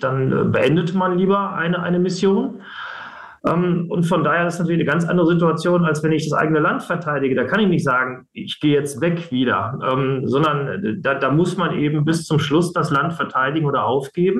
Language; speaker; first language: German; native; German